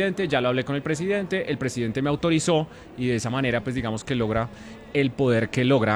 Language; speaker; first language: Spanish; native; Spanish